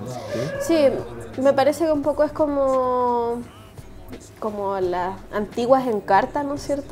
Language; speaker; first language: Spanish; native; Spanish